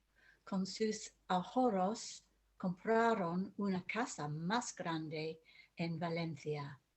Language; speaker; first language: Spanish; non-native, learner; English